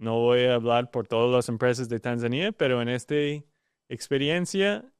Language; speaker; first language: Spanish; non-native, learner; English